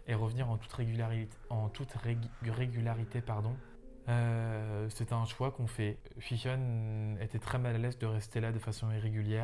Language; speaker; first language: French; native; French